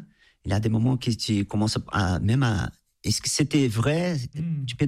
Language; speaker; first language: French; non-native, fluent; Portuguese